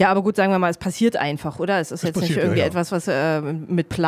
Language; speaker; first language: German; native; German